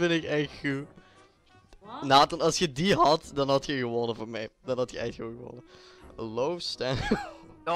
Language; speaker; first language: Dutch; native; Dutch